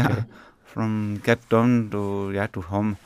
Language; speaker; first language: English; non-native, learner; French